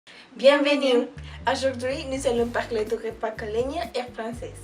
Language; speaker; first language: French; non-native, learner; Spanish